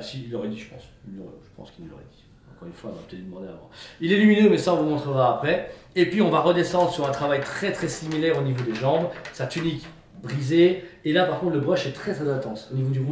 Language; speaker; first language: French; native; French